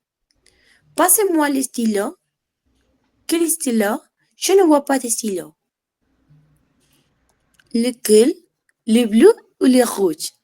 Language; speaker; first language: French; non-native, learner; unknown